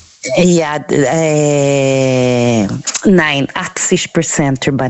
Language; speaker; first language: German; non-native, learner; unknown